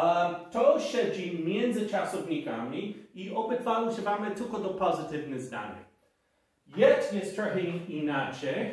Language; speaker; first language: Polish; non-native, fluent; English